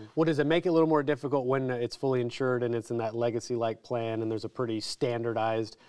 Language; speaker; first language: English; native; English